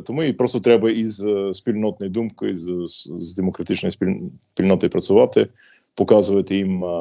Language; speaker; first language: Ukrainian; non-native, fluent; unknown